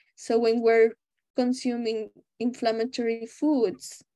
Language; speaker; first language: English; non-native, fluent; Spanish